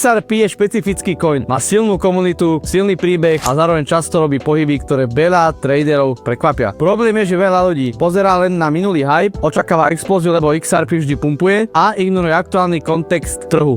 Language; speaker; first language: Slovak; native; Slovak